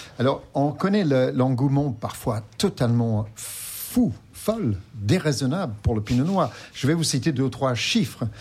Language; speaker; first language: French; non-native, fluent; English